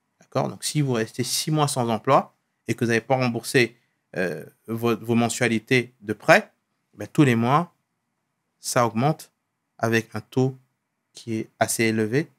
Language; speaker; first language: French; non-native, local second language; Wolof